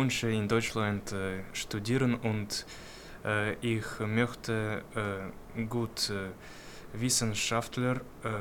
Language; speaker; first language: German; non-native, learner; Russian